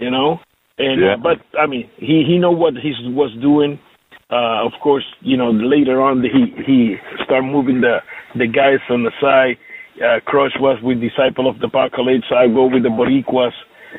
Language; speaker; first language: English; non-native, learner; Spanish